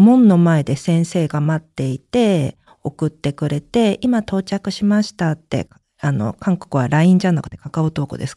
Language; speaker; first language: Japanese; early bilingual, other home language; Korean